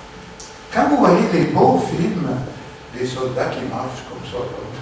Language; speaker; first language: Spanish; non-native, learner; Italian